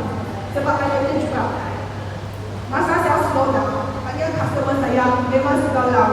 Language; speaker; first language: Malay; non-native, local second language; Chinese